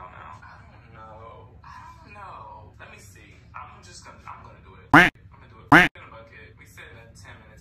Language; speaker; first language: English; native; English